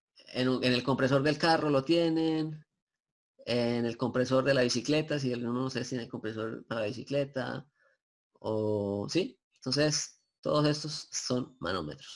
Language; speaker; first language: Spanish; native; Spanish